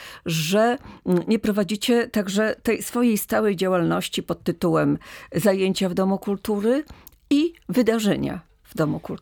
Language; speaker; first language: Polish; native; Polish